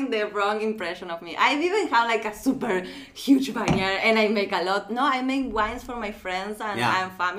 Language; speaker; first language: English; non-native, fluent; Spanish